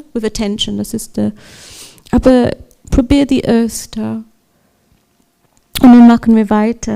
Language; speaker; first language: German; non-native, learner; English